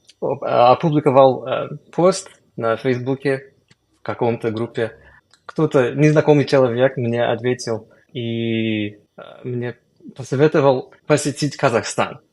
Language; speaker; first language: Russian; non-native, fluent; English